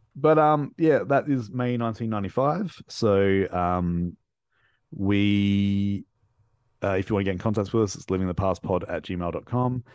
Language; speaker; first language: English; native; English